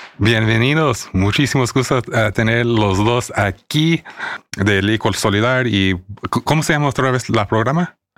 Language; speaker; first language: Spanish; early bilingual, heritage; Spanish